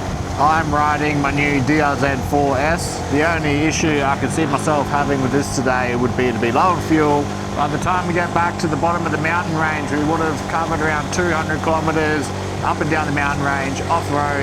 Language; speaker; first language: English; native; English